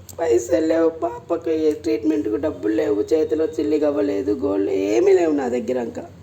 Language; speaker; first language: Telugu; native; Telugu